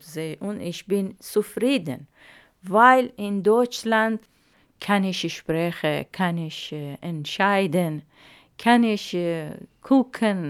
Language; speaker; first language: German; non-native, learner; Arabic